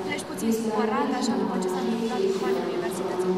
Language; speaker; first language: Romanian; native; Romanian